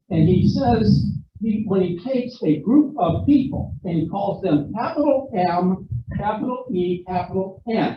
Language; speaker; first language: English; non-native, fluent; Ukrainian